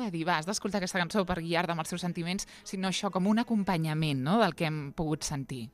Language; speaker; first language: Catalan; native; Catalan